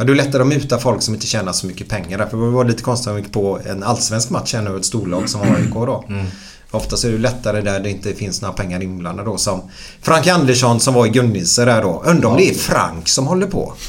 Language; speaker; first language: Swedish; native; Swedish